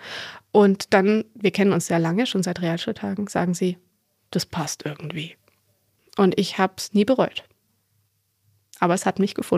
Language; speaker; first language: German; native; German